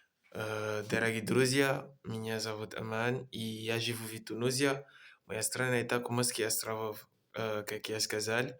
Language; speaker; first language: Russian; non-native, learner; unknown